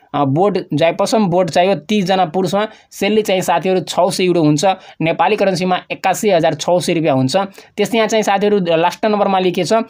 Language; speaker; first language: Nepali; non-native, local second language; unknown